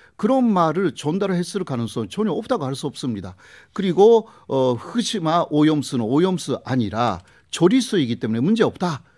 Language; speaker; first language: Korean; non-native, fluent; Japanese